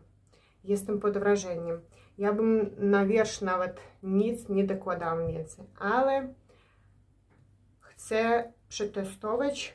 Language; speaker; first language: Polish; non-native, learner; Ukrainian